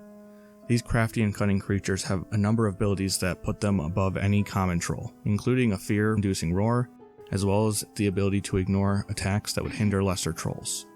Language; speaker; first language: English; native; English